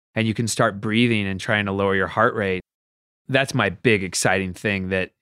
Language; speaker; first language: English; native; English